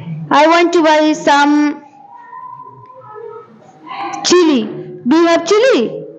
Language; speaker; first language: English; non-native, learner; Bangla